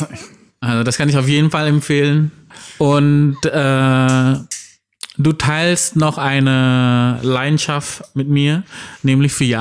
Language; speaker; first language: German; non-native, fluent; Indonesian